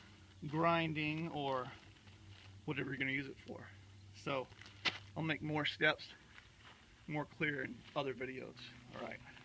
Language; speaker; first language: English; native; English